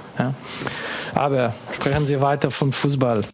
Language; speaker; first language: German; non-native, fluent; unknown